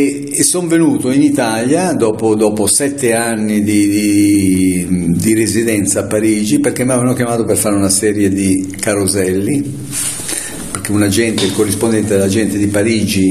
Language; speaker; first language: Italian; native; Italian